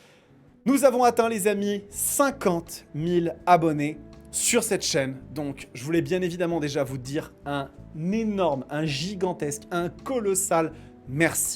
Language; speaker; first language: French; native; French